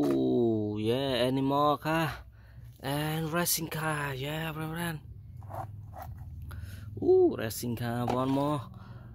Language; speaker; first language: English; non-native, learner; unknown